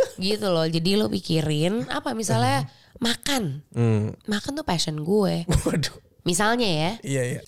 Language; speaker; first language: Indonesian; native; Indonesian